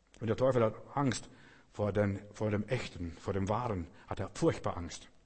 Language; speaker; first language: German; non-native, fluent; Russian